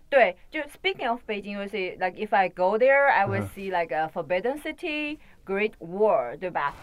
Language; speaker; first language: English; non-native, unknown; Chinese